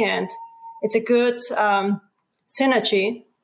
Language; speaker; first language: English; non-native, fluent; German